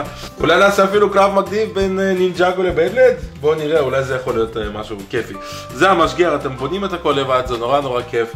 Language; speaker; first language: Hebrew; native; Hebrew